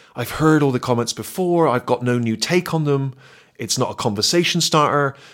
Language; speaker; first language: English; native; English